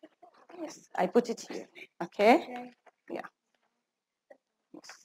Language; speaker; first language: English; non-native, fluent; Arabic